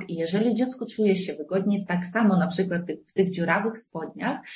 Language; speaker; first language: Polish; non-native, fluent; Ukrainian